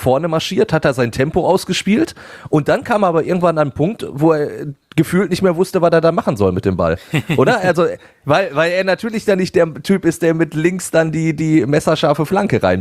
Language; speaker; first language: German; native; German